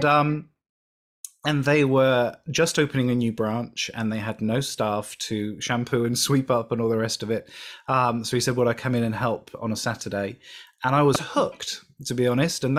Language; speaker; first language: English; native; English